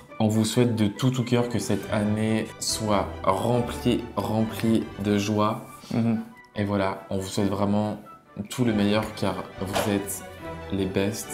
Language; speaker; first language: French; native; French